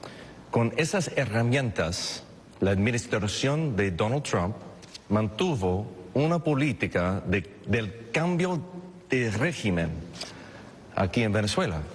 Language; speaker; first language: Spanish; non-native, fluent; English